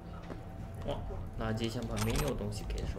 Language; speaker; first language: Chinese; native; Chinese